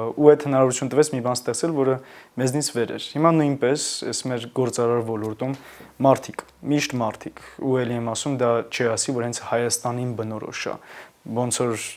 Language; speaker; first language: Armenian; native; Armenian